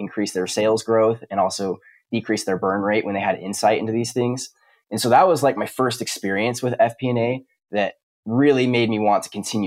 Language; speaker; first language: English; native; English